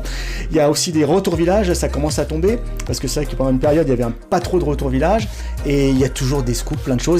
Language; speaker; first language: French; native; French